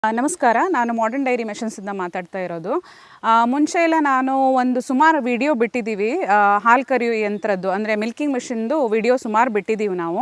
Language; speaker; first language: Kannada; native; Kannada